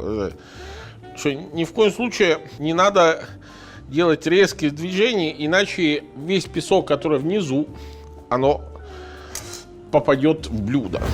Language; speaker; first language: Russian; non-native, fluent; Italian